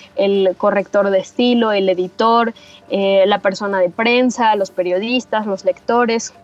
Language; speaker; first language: Spanish; native; Spanish